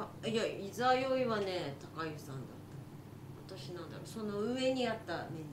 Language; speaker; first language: Japanese; native; Japanese